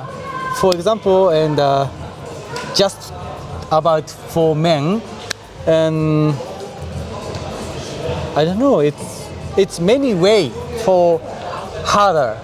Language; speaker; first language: English; non-native, learner; Japanese